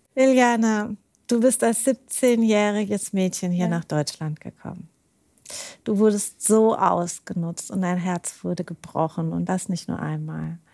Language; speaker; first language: German; native; German